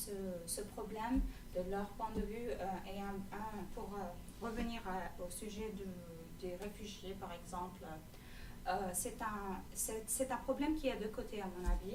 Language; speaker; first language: French; non-native, fluent; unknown